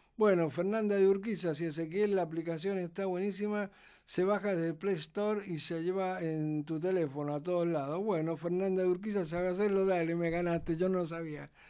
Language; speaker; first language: Spanish; native; Spanish